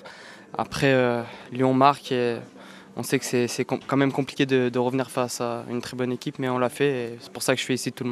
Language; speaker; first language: French; native; French